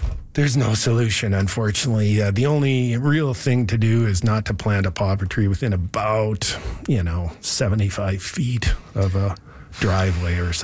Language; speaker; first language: English; native; English